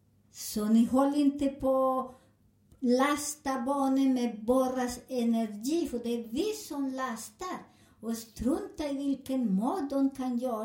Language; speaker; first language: Swedish; non-native, learner; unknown